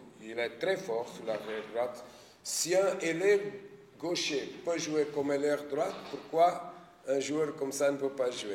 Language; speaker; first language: French; non-native, fluent; Portuguese